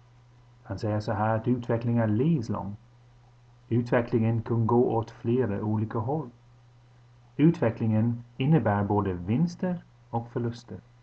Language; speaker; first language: Swedish; non-native, fluent; English